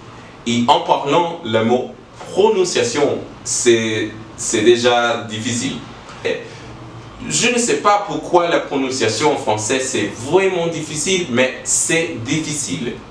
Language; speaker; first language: French; non-native, learner; English